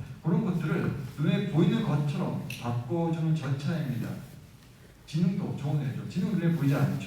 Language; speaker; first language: Korean; native; Korean